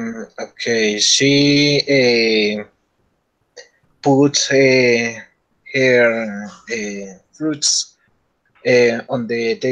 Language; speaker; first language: English; non-native, learner; Spanish